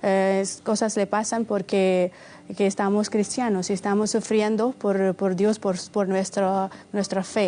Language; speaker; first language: Spanish; non-native, fluent; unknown